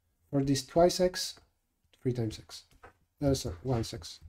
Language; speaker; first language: English; non-native, fluent; Polish